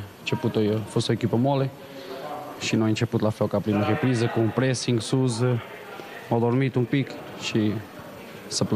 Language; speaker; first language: Romanian; non-native, learner; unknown